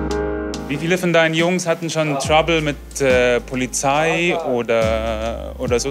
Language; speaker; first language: German; native; German